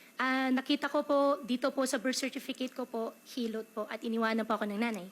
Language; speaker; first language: Filipino; native; Filipino